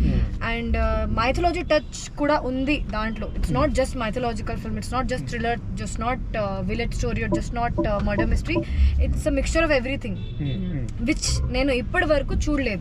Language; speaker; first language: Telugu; non-native, fluent; Hindi